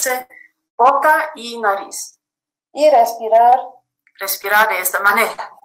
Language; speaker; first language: Spanish; non-native, fluent; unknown